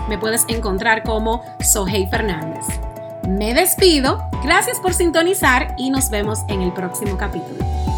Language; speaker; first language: Spanish; native; Spanish